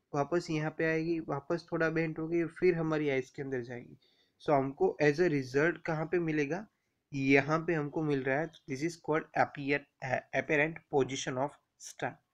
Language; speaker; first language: Hindi; non-native, local second language; Gujarati